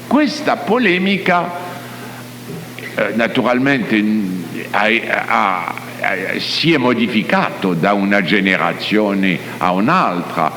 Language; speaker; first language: Italian; non-native, fluent; French